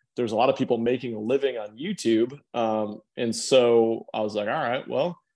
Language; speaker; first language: English; native; English